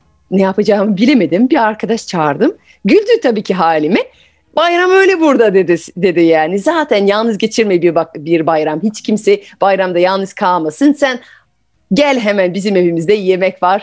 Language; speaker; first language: Turkish; non-native, fluent; French